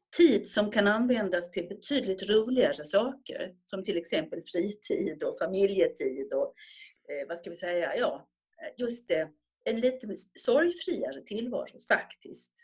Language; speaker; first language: Swedish; native; Swedish